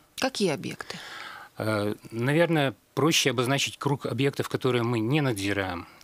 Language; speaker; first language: Russian; native; Russian